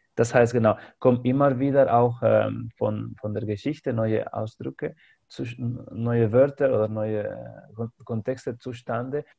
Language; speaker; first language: German; non-native, fluent; Spanish